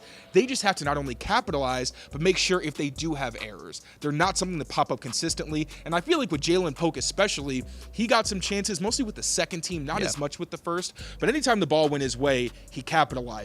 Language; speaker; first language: English; native; English